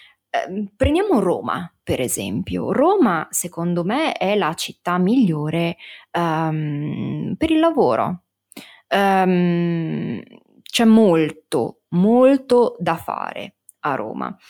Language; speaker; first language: Italian; native; Italian